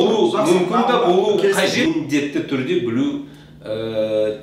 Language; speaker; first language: Kazakh; non-native, local second language; Russian